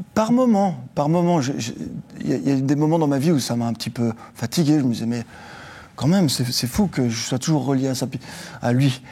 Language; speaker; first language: French; native; French